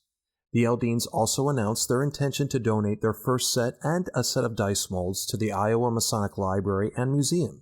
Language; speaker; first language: English; native; English